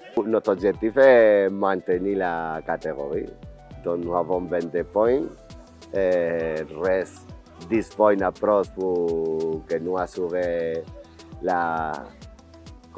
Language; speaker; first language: French; non-native, learner; Spanish